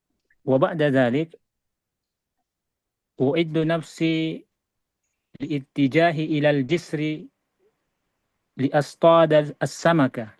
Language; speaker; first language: Arabic; non-native, learner; Indonesian